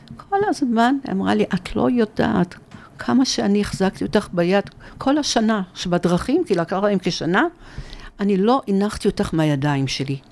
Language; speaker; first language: Hebrew; early bilingual, other home language; Arabic